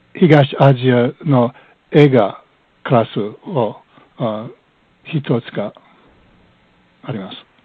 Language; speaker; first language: Japanese; non-native, learner; English